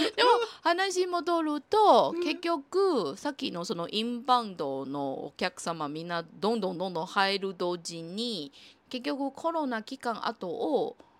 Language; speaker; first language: Japanese; non-native, fluent; Chinese